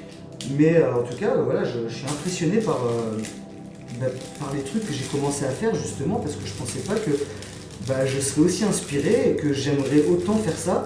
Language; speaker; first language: French; native; French